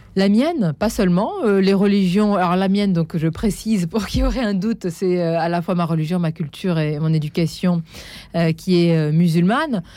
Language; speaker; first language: French; non-native, local second language; Arabic